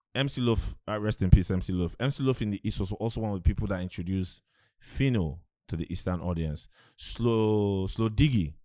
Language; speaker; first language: English; non-native, local second language; Igbo